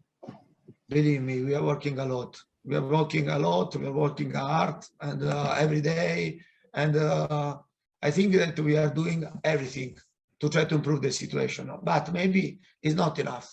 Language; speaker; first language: English; non-native, fluent; Italian